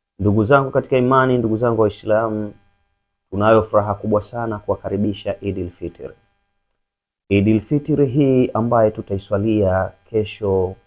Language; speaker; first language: Swahili; native; Swahili